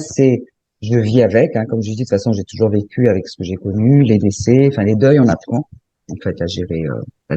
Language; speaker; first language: French; native; French